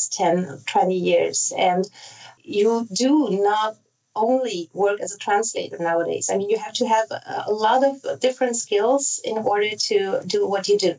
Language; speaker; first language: English; non-native, fluent; Italian